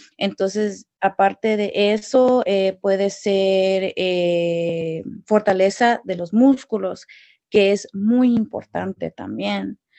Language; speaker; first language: Spanish; early bilingual, heritage; Spanish